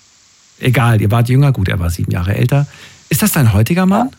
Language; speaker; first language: German; native; German